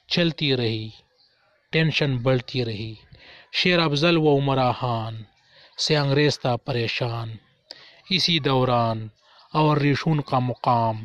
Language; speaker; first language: Urdu; non-native, local second language; Pashto